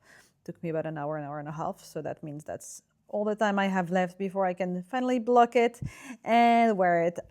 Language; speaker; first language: English; non-native, fluent; French